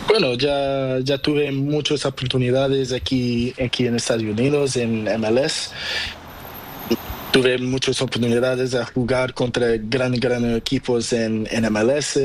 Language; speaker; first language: Spanish; non-native, learner; Portuguese